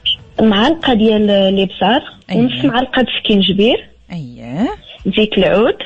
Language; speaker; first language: Arabic; native; Arabic